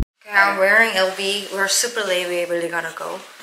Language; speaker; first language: English; non-native, learner; Korean